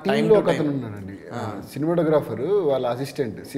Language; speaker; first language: Telugu; native; Telugu